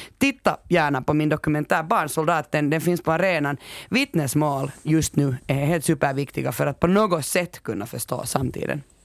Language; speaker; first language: Swedish; native; Swedish